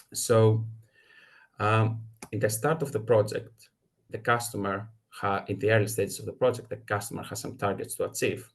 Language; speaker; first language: English; non-native, fluent; Greek